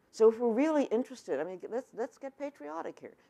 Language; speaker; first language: English; native; English